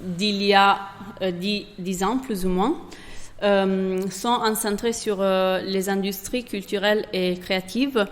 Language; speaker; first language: French; non-native, fluent; Italian